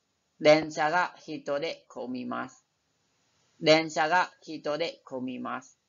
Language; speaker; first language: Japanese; non-native, fluent; Khmer